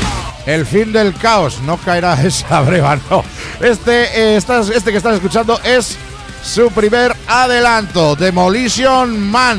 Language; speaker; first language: Spanish; native; Spanish